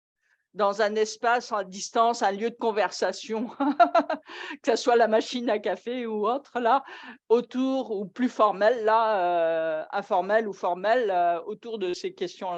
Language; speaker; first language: French; native; French